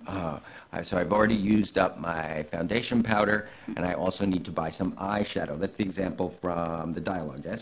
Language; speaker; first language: English; native; English